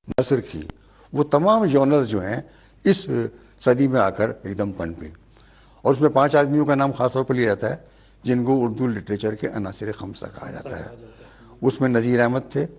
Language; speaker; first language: Hindi; native; Hindi